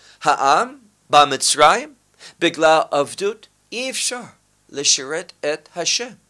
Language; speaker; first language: Hebrew; non-native, fluent; English